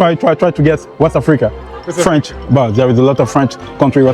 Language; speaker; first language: English; non-native, learner; French